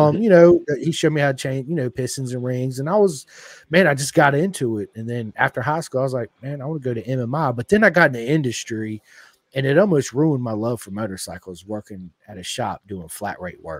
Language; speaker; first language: English; native; English